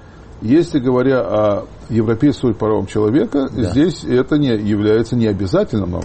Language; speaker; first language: Russian; native; Russian